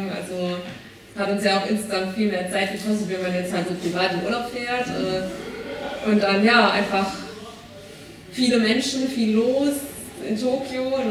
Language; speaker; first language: German; native; German